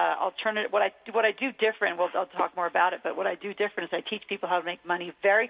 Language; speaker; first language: English; native; English